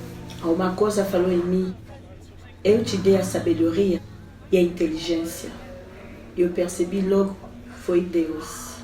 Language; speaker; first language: Portuguese; non-native, fluent; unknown